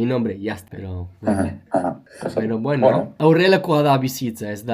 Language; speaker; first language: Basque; non-native, learner; English